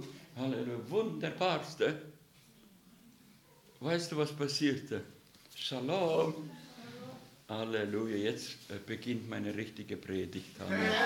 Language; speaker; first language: German; non-native, fluent; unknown